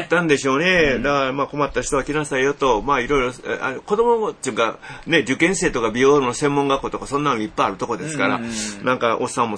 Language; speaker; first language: Japanese; native; Japanese